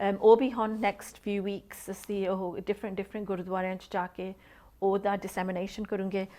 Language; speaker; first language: Punjabi; early bilingual, heritage; Punjabi